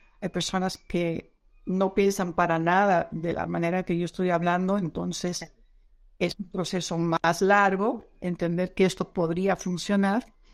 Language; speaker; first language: Spanish; non-native, fluent; Dutch